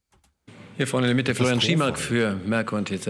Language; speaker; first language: German; native; German